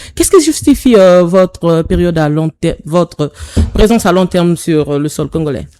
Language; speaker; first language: French; non-native, local second language; Lingala